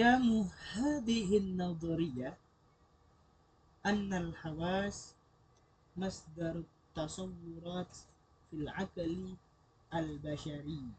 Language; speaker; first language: Arabic; non-native, learner; Indonesian